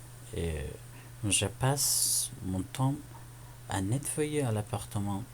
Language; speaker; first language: French; non-native, fluent; Persian